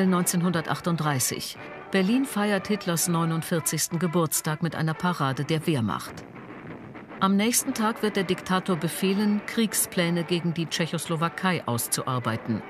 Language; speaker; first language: German; native; German